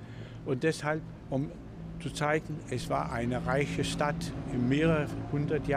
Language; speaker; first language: German; non-native, fluent; Danish